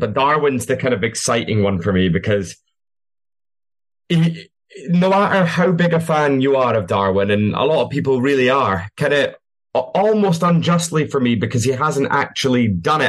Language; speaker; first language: English; native; English